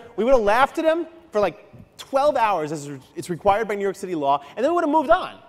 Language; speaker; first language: English; native; English